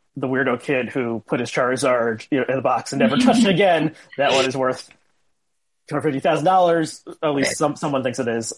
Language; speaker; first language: English; native; English